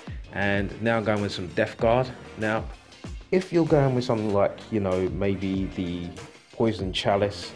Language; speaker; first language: English; native; English